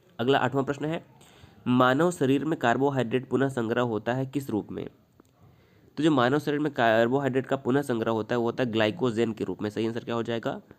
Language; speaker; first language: Hindi; native; Hindi